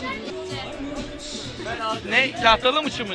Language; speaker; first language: Turkish; native; Turkish